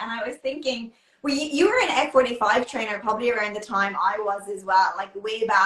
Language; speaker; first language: English; native; English